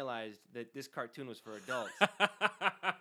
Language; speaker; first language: English; early bilingual, other home language; Spanish